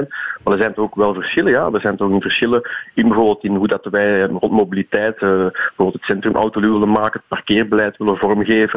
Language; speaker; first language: Dutch; native; Dutch